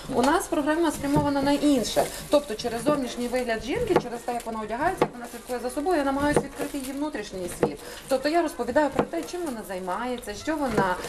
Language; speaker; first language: Ukrainian; native; Ukrainian